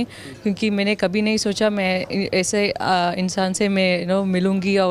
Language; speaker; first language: Hindi; non-native, local second language; Tamil